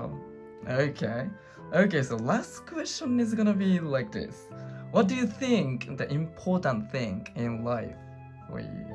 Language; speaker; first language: English; non-native, learner; Japanese